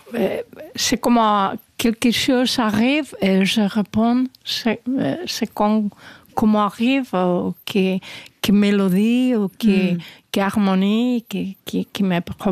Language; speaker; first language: French; non-native, fluent; Spanish